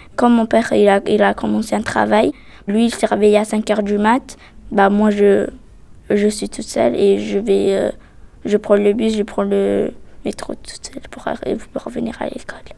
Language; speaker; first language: French; non-native, fluent; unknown